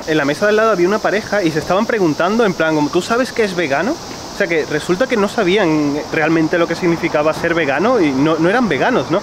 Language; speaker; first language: Spanish; native; Spanish